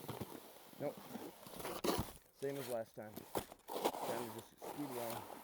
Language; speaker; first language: English; native; English